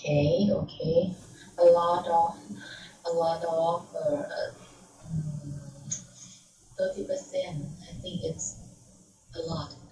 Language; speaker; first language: English; non-native, learner; Thai